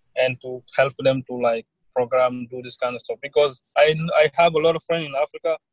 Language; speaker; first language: English; non-native, learner; Wolof